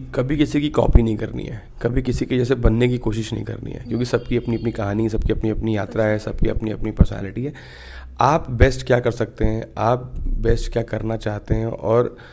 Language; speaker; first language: Hindi; native; Hindi